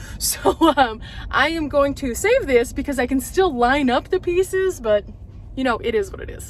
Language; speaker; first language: English; native; English